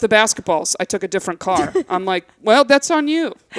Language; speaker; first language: English; native; English